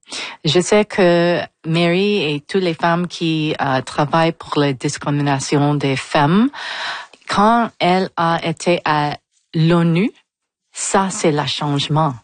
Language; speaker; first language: French; non-native, local second language; English